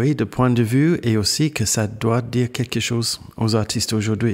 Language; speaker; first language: French; non-native, fluent; English